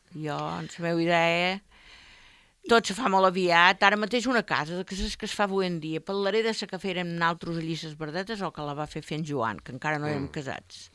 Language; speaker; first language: Catalan; native; Catalan